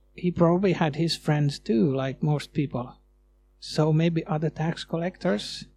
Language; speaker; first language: English; non-native, fluent; Swedish